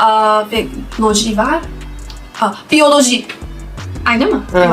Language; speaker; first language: Turkish; non-native, learner; Chinese